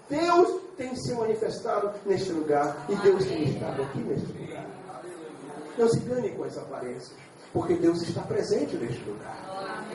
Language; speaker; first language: Portuguese; native; Portuguese